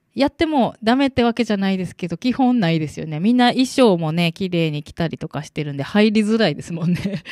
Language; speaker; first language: Japanese; native; Japanese